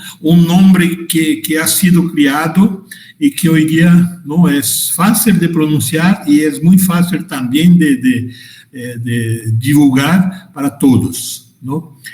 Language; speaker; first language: Spanish; non-native, fluent; Portuguese